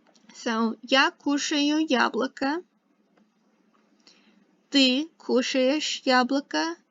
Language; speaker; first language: Russian; non-native, fluent; English